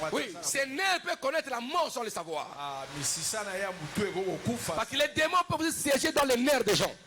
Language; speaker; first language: French; non-native, local second language; Lingala